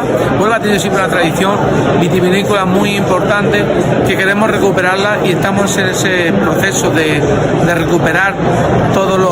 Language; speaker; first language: Spanish; native; Spanish